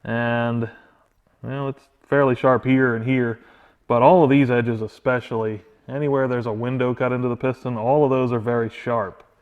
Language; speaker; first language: English; native; English